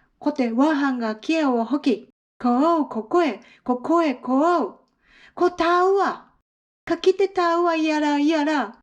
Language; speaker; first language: Māori; non-native, fluent; Japanese